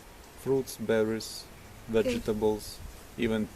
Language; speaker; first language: English; non-native, learner; Ukrainian